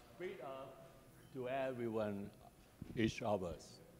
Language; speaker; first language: English; non-native, learner; Vietnamese